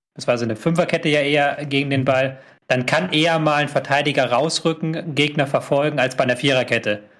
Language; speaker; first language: German; non-native, fluent; English